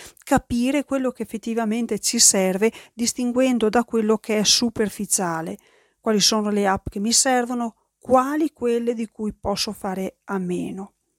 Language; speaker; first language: Italian; native; Italian